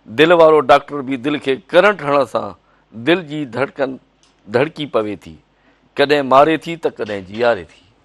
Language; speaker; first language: Sindhi; native; Sindhi